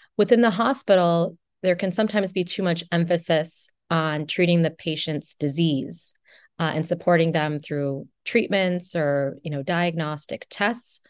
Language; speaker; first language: English; native; English